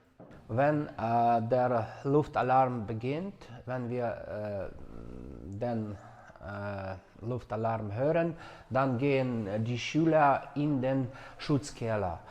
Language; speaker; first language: German; non-native, fluent; Ukrainian